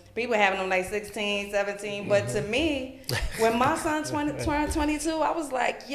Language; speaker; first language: English; native; English